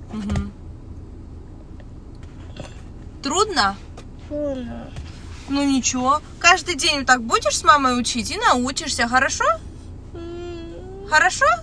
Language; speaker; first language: Russian; native; Russian